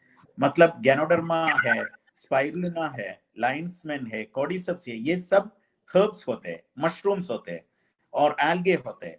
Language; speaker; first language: Hindi; non-native, fluent; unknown